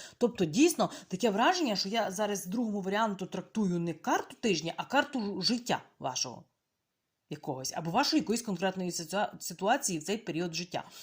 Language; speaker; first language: Ukrainian; native; Ukrainian